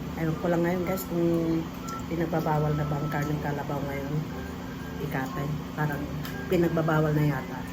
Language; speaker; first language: Filipino; non-native, local second language; Cebuano